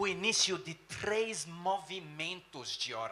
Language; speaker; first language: Portuguese; non-native, fluent; English